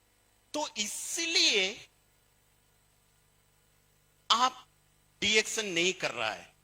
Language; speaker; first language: Hindi; non-native, fluent; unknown